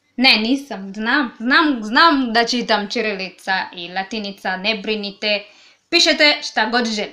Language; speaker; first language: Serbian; non-native, learner; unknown